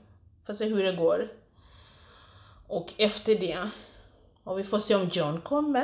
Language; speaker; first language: Swedish; non-native, fluent; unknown